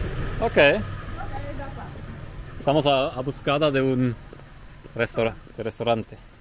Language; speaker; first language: Spanish; non-native, fluent; German